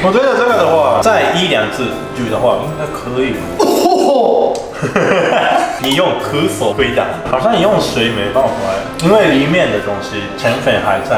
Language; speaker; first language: Chinese; non-native, fluent; Japanese